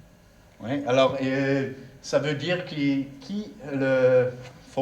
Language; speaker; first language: French; non-native, learner; German